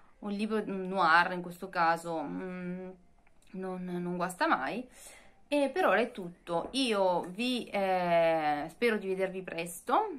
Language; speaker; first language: Italian; native; Italian